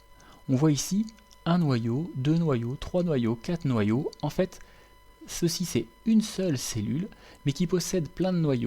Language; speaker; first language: French; native; French